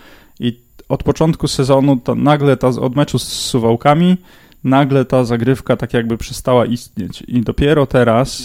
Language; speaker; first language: Polish; native; Polish